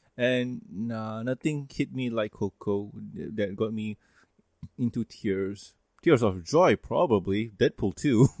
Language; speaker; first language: English; non-native, local second language; Malay